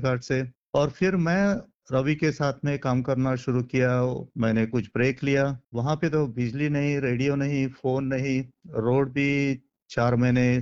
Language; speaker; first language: Hindi; non-native, local second language; Marathi